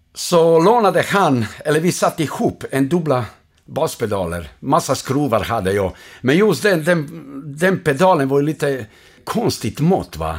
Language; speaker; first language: Swedish; non-native, fluent; Croatian